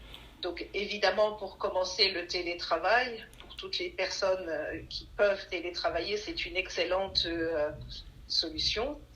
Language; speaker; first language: French; native; French